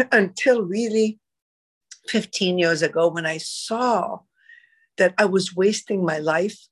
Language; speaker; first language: English; non-native, fluent; Arabic